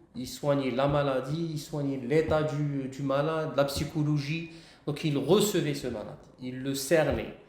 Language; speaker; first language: French; non-native, local second language; Arabic